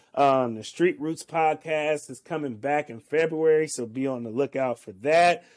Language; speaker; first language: English; native; English